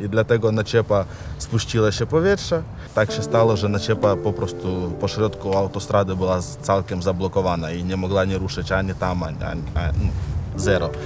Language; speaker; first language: Polish; non-native, fluent; Ukrainian